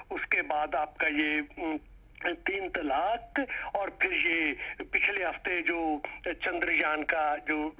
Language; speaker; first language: Hindi; native; Hindi